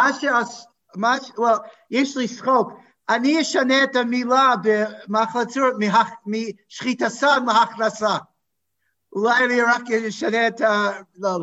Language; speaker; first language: Hebrew; non-native, fluent; English